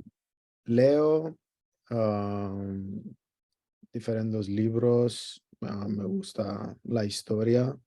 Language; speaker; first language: Spanish; non-native, learner; Greek